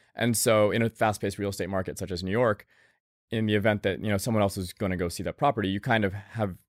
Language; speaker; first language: English; native; English